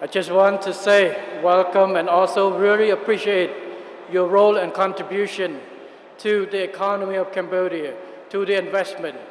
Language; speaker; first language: English; non-native, fluent; Khmer